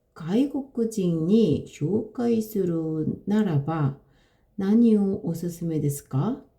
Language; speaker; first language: Japanese; non-native, learner; Korean